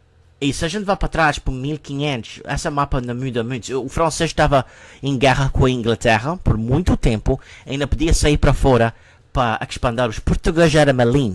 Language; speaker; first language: Portuguese; non-native, learner; English